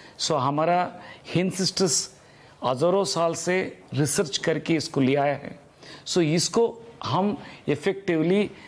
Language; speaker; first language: Hindi; non-native, local second language; Telugu